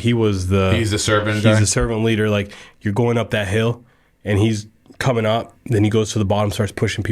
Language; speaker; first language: English; native; English